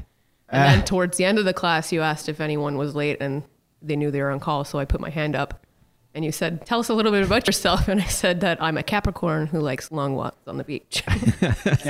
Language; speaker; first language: English; native; English